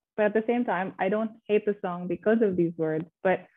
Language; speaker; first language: English; non-native, fluent; Indonesian